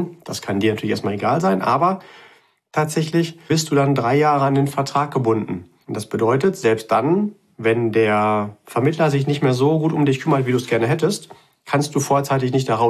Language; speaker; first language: German; native; German